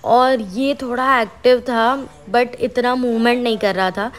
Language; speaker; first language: Hindi; non-native, local second language; Gujarati